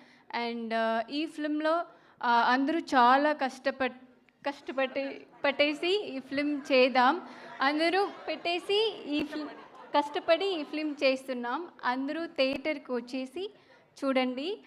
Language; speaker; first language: Telugu; non-native, learner; Tamil